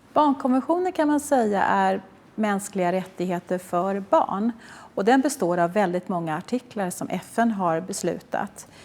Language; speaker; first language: Swedish; native; Swedish